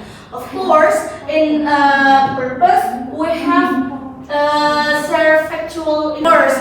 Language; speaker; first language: English; non-native, learner; Indonesian